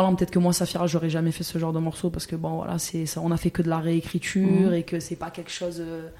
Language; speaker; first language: French; native; French